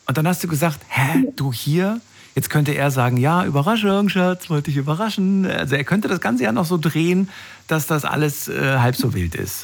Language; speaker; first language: German; native; German